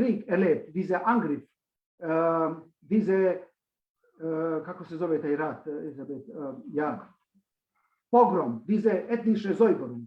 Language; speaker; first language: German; non-native, fluent; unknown